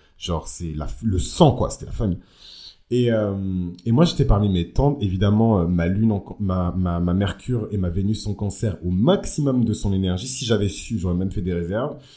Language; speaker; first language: French; early bilingual, other home language; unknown